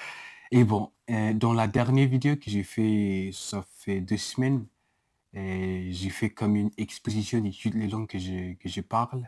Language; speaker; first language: French; non-native, learner; English